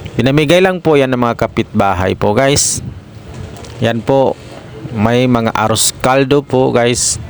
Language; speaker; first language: Filipino; non-native, local second language; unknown